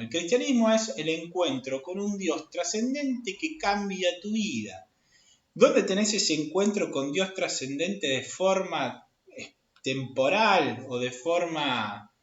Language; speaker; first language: Spanish; native; Spanish